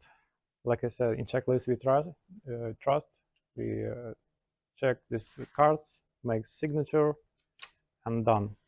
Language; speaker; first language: English; non-native, learner; Ukrainian